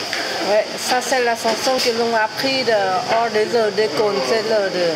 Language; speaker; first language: French; non-native, fluent; Vietnamese